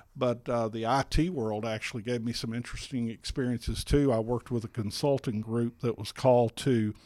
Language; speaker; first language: English; native; English